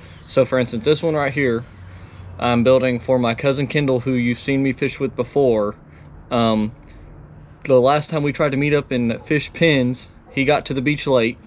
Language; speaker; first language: English; native; English